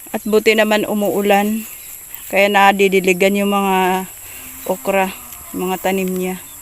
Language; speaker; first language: Filipino; non-native, local second language; Waray